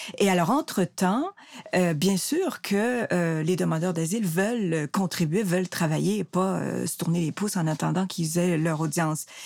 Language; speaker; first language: French; native; French